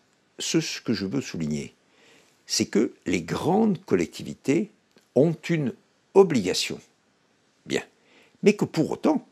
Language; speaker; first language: French; native; French